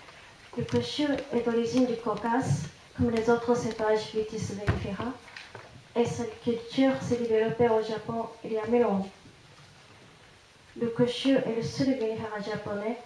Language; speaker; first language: French; non-native, fluent; Japanese